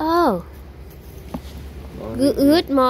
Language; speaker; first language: English; non-native, learner; Vietnamese